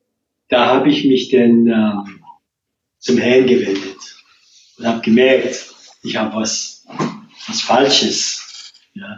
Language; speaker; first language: German; non-native, fluent; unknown